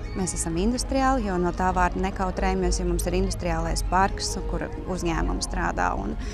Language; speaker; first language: Latvian; native; Latvian